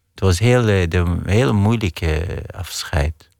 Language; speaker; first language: Dutch; non-native, fluent; Arabic